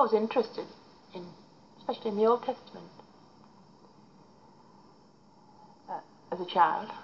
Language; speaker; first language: English; native; English